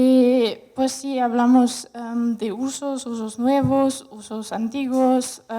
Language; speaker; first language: Spanish; non-native, fluent; Russian